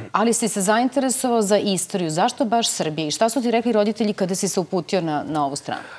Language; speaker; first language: Serbian; native; Serbian